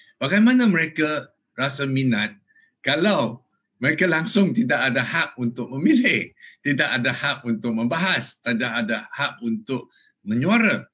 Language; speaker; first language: Malay; non-native, local second language; Chinese